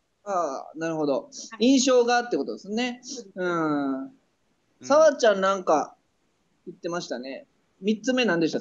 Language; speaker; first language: Japanese; native; Japanese